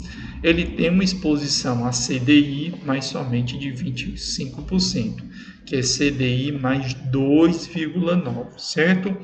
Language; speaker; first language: Portuguese; native; Portuguese